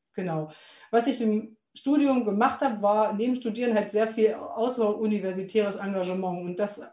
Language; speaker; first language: German; native; German